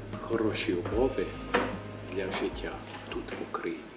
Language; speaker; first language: Ukrainian; early bilingual, heritage; Ukrainian